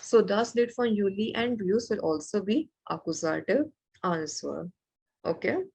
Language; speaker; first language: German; non-native, learner; Malayalam